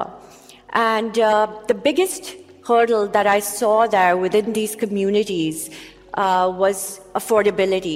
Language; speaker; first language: English; non-native, local second language; Urdu